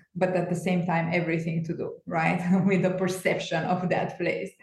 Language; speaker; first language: English; non-native, fluent; Romanian